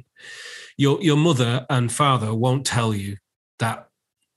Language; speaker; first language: English; native; English